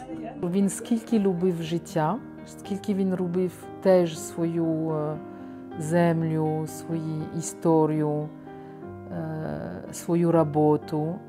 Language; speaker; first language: Ukrainian; non-native, fluent; French